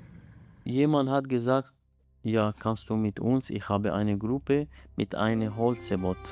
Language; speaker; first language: German; non-native, learner; Arabic